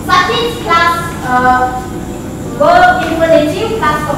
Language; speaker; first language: English; non-native, learner; Khmer